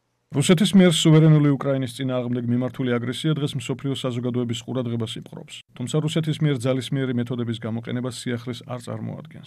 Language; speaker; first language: Georgian; native; Georgian